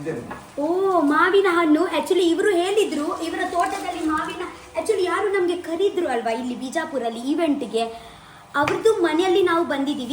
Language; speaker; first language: Kannada; non-native, local second language; Tulu